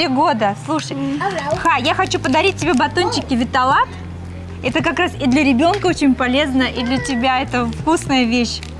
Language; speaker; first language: Russian; native; Russian